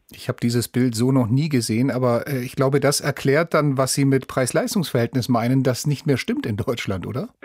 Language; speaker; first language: German; native; German